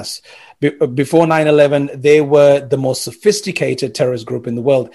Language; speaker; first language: English; non-native, local second language; Sinhala